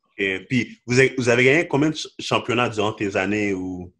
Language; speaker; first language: French; native; French